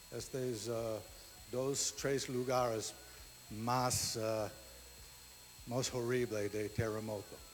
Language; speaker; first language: Spanish; non-native, learner; English